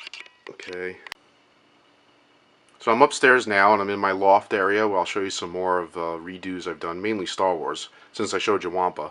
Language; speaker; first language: English; native; English